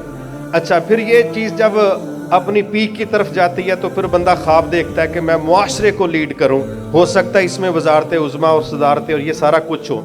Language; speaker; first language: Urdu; non-native, local second language; Punjabi